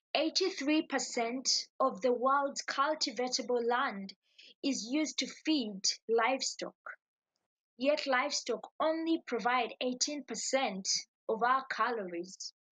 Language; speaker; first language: English; non-native, local second language; Ganda